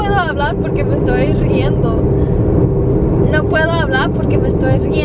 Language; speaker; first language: Spanish; early bilingual, heritage; Spanish